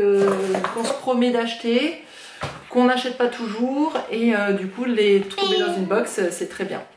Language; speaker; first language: French; native; French